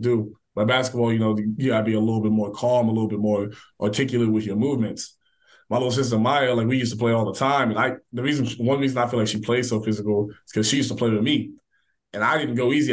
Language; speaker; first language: English; native; English